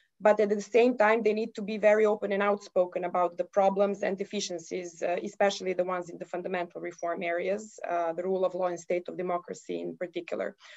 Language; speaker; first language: English; non-native, fluent; Serbian